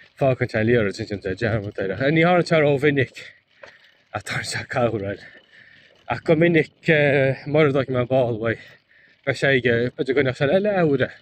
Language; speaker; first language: Irish; native; Irish